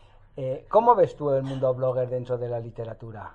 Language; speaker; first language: Spanish; native; Spanish